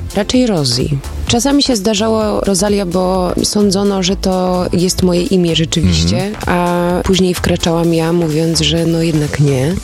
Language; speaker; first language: Polish; early bilingual, heritage; Polish